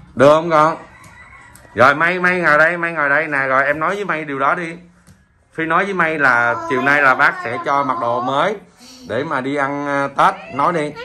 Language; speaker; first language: Vietnamese; native; Vietnamese